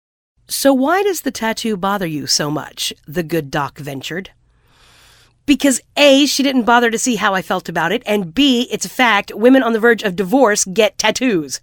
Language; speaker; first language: English; native; English